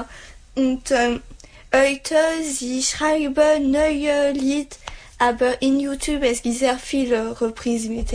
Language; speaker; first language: German; non-native, learner; French